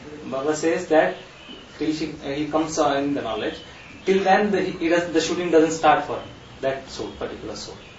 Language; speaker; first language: English; non-native, local second language; Hindi